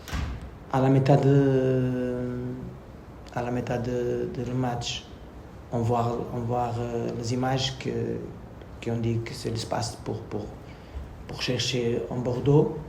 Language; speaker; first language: French; non-native, learner; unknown